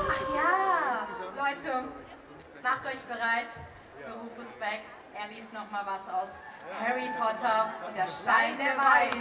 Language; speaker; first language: German; native; German